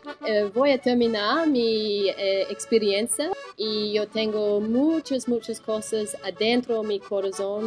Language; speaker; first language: Spanish; non-native, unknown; English